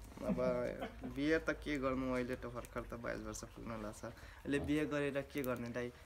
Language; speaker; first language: Nepali; non-native, local second language; Dangaura Tharu